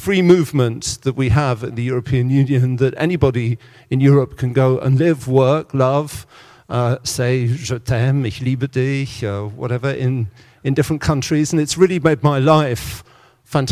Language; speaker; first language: English; native; English